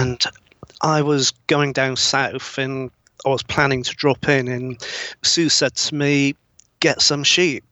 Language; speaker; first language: English; native; English